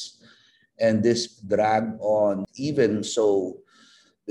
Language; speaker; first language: English; non-native, local second language; Filipino